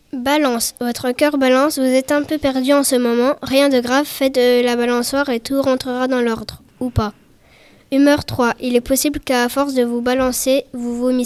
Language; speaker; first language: French; native; French